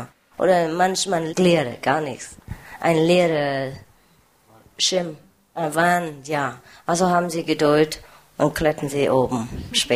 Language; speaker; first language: German; non-native, learner; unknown